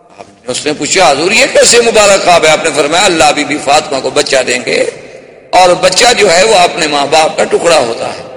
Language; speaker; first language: Urdu; native; Urdu